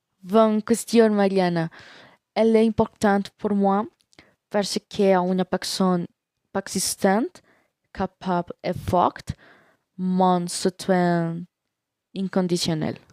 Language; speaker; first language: French; non-native, learner; Spanish